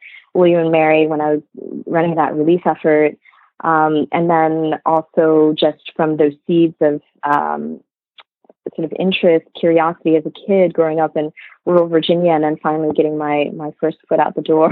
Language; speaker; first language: English; native; English